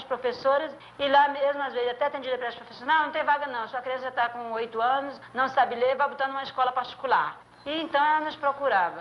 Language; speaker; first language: Portuguese; native; Portuguese